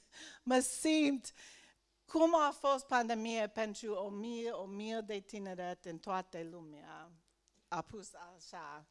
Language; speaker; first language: Romanian; non-native, learner; English